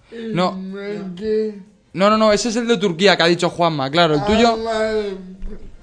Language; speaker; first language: Spanish; native; Spanish